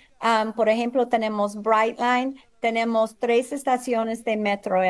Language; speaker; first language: Spanish; early bilingual, heritage; English